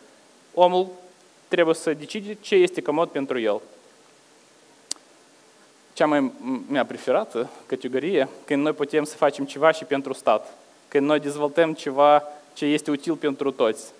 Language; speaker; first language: Romanian; non-native, local second language; Russian